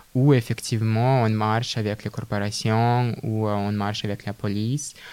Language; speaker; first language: French; non-native, fluent; Russian